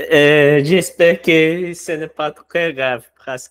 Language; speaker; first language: French; non-native, learner; Portuguese